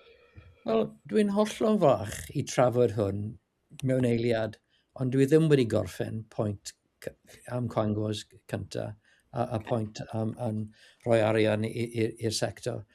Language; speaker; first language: Welsh; non-native, learner; English